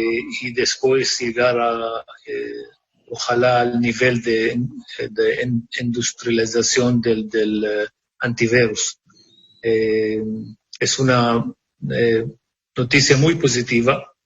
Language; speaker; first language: Spanish; non-native, fluent; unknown